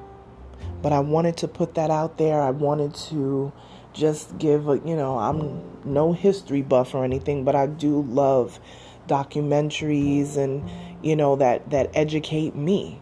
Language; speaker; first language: English; native; English